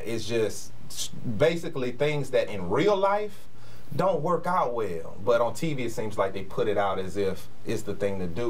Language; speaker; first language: English; native; English